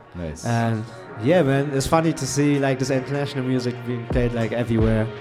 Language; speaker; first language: English; non-native, fluent; German